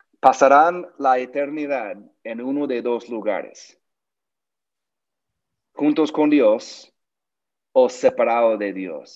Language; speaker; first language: Spanish; non-native, learner; English